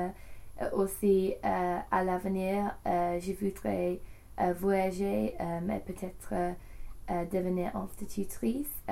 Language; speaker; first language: French; non-native, learner; English